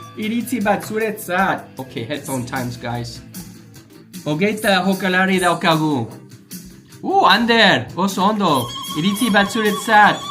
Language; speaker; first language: Basque; non-native, learner; English